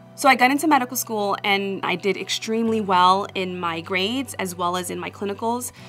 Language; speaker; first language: English; native; English